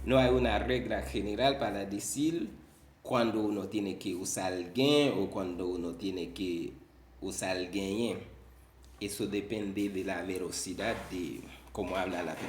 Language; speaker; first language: Spanish; non-native, fluent; Haitian Creole